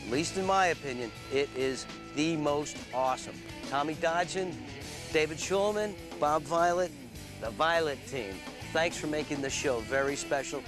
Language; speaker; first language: English; native; English